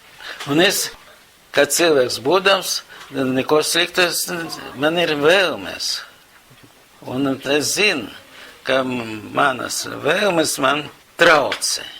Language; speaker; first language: Latvian; non-native, local second language; Russian